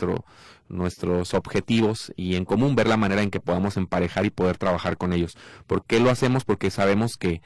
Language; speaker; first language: Spanish; native; Spanish